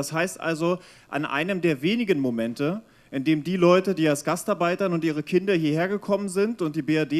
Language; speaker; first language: German; native; German